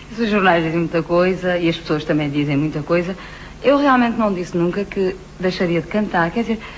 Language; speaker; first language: Portuguese; native; Portuguese